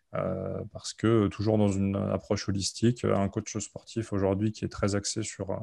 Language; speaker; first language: French; native; French